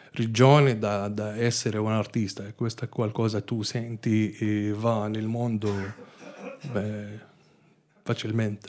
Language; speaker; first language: Italian; non-native, learner; Arabic